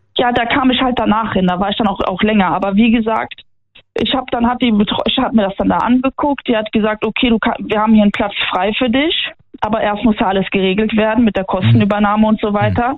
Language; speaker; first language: German; native; German